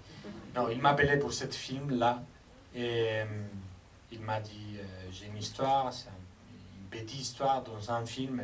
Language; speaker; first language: French; non-native, fluent; Spanish